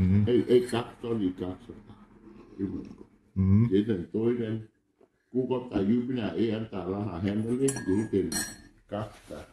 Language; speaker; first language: Finnish; non-native, learner; Thai